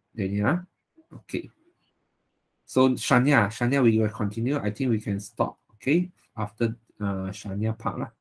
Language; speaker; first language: English; non-native, local second language; Chinese